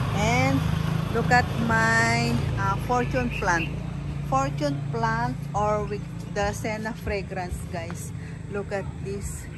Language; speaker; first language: English; non-native, local second language; Filipino